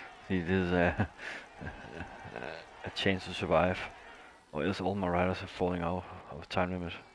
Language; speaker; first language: English; non-native, fluent; Danish